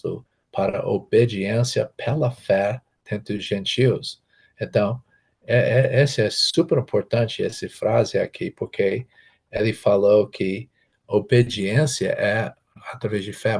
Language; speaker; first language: Portuguese; non-native, fluent; English